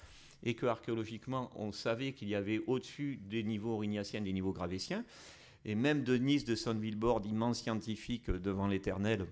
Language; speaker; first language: French; native; French